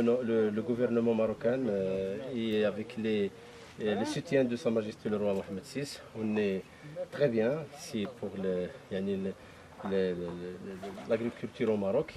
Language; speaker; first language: French; non-native, local second language; Arabic